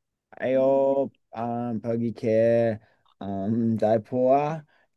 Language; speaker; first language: Indonesian; non-native, learner; English